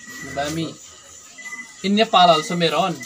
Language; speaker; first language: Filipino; non-native, learner; Nepali